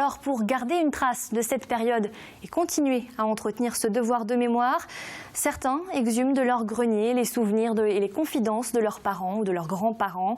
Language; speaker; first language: French; native; French